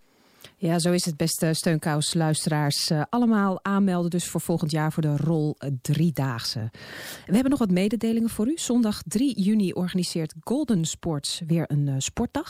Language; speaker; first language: Dutch; native; Dutch